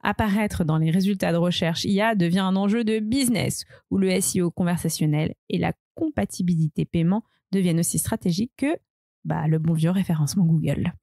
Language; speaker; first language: French; native; French